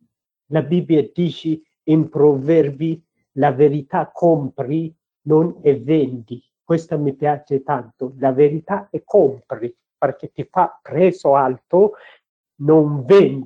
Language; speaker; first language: Italian; non-native, learner; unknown